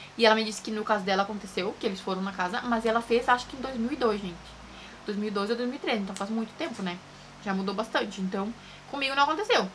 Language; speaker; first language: Portuguese; native; Portuguese